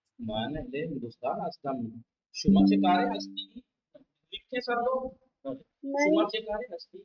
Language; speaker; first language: Persian; non-native, fluent; Urdu